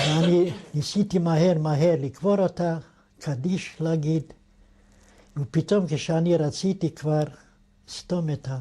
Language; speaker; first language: Hebrew; non-native, fluent; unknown